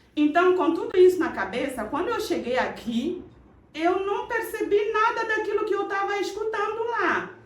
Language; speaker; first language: Portuguese; non-native, fluent; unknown